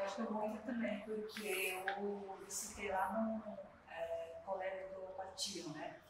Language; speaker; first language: Portuguese; non-native, learner; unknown